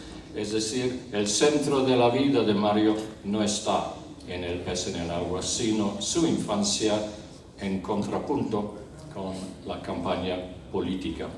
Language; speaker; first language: Spanish; non-native, fluent; English